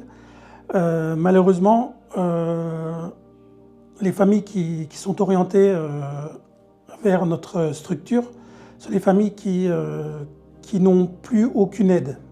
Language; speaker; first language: French; early bilingual, other home language; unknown